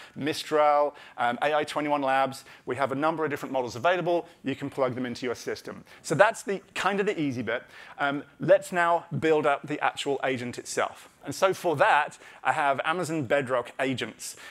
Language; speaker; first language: English; native; English